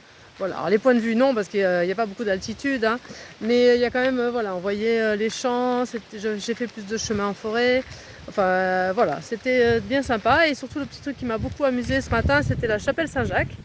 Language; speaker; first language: French; native; French